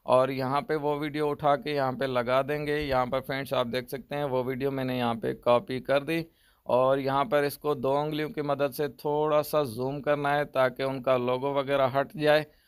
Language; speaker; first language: Urdu; native; Urdu